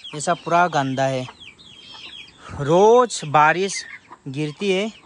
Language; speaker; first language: Hindi; non-native, local second language; Garo